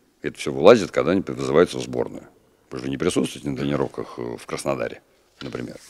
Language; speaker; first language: Russian; native; Russian